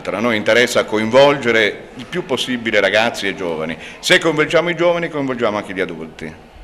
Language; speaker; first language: Italian; native; Italian